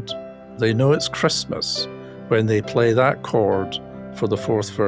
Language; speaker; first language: English; native; English